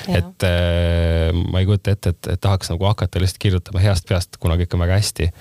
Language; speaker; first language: Estonian; native; Estonian